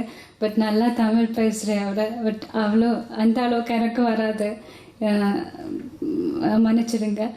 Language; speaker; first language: Tamil; non-native, learner; Malayalam